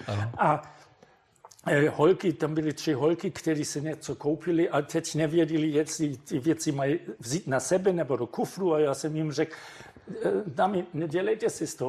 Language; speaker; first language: Czech; non-native, fluent; German